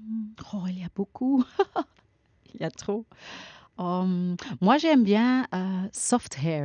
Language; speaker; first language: French; non-native, learner; Dutch